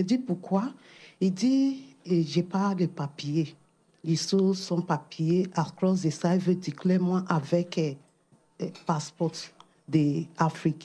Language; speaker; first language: French; non-native, learner; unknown